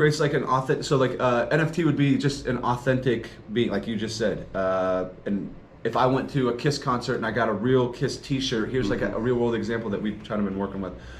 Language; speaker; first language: English; native; English